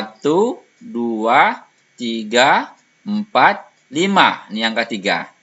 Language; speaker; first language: Indonesian; native; Indonesian